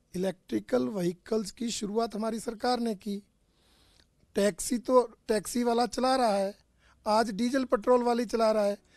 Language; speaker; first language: Hindi; native; Hindi